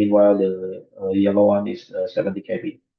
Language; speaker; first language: English; non-native, fluent; Indonesian